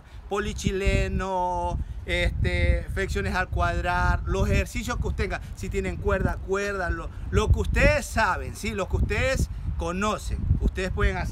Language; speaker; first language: Spanish; native; Spanish